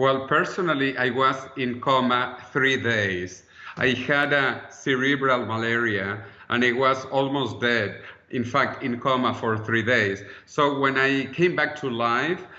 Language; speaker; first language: English; non-native, fluent; Spanish